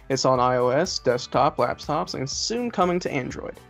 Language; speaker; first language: English; native; English